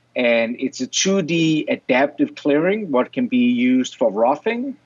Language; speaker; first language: English; non-native, fluent; Danish